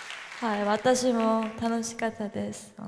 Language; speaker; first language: Japanese; non-native, learner; Korean